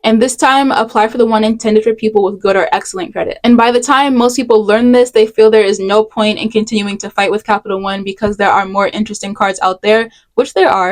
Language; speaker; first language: English; native; English